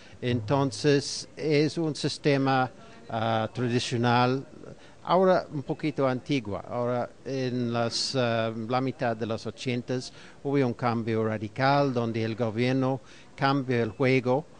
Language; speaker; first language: Spanish; non-native, fluent; English